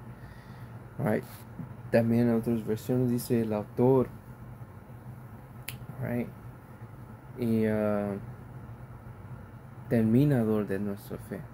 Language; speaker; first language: Spanish; early bilingual, heritage; Spanish